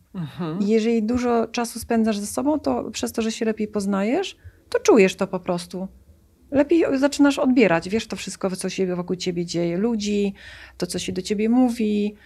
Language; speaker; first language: Polish; native; Polish